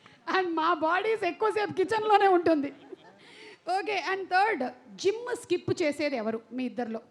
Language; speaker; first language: Telugu; native; Telugu